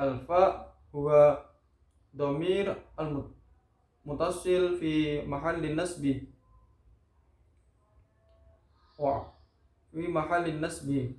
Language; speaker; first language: Arabic; non-native, learner; Indonesian